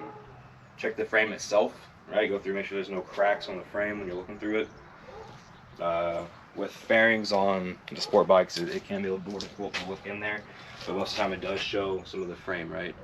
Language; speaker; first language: English; native; English